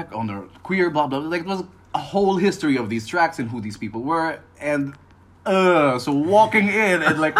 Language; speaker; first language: English; non-native, local second language; Filipino